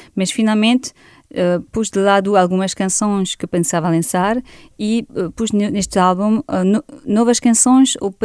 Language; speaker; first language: Portuguese; non-native, fluent; French